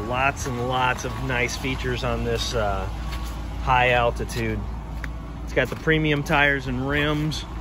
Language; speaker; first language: English; native; English